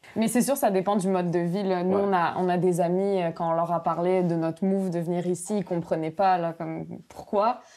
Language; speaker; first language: French; early bilingual, other home language; Polish